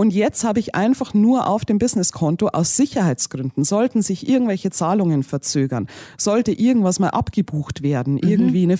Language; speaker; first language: German; native; German